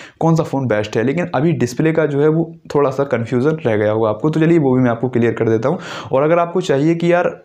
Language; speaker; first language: Hindi; native; Hindi